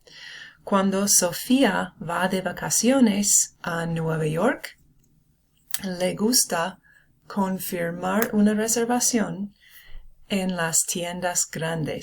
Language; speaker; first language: Spanish; non-native, fluent; English